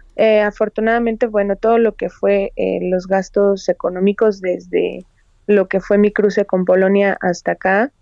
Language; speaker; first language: Spanish; native; Spanish